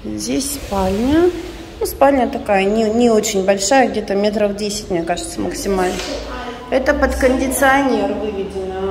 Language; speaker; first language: Russian; native; Russian